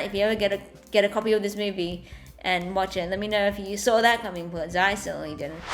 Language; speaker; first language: English; native; English